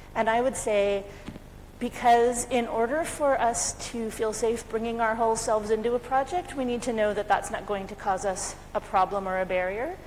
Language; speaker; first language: English; native; English